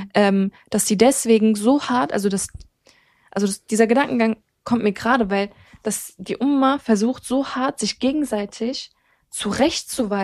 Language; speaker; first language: German; early bilingual, other home language; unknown